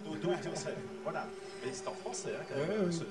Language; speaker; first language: French; native; French